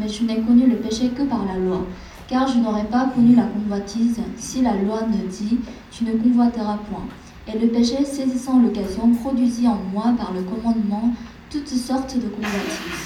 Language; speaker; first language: French; non-native, fluent; Korean